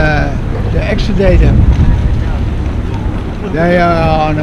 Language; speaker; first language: English; non-native, learner; Dutch